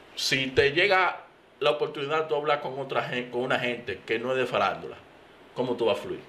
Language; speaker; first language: Spanish; native; Spanish